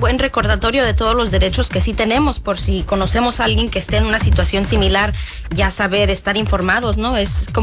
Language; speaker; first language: Spanish; early bilingual, heritage; Spanish